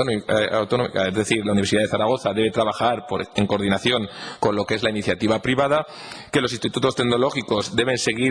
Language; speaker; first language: Spanish; native; Spanish